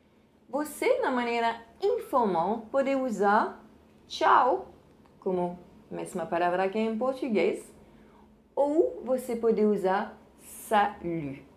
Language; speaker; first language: Portuguese; non-native, fluent; French